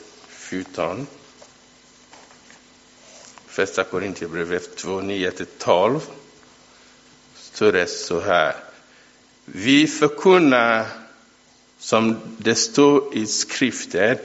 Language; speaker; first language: Swedish; non-native, fluent; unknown